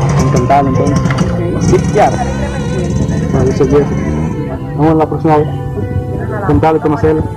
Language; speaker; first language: Spanish; non-native, learner; Haitian Creole